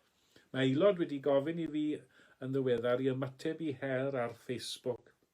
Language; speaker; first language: Welsh; native; Welsh